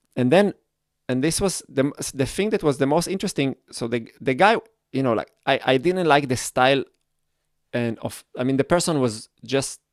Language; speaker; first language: English; non-native, fluent; Hebrew